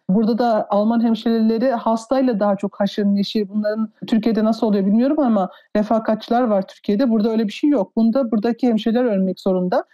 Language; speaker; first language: Turkish; early bilingual, heritage; Turkish